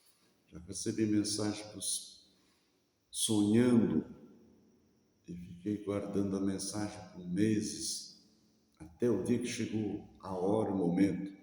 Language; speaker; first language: Portuguese; native; Portuguese